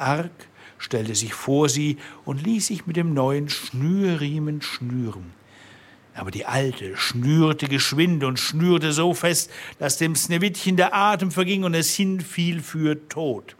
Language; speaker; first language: German; native; German